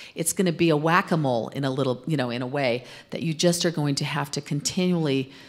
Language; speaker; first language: English; native; English